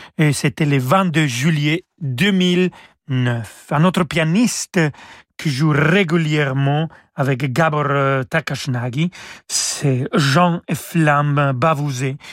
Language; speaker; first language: French; non-native, fluent; Spanish